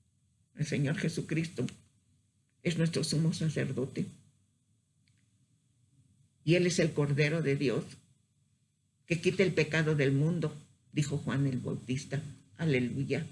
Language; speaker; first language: Spanish; native; Spanish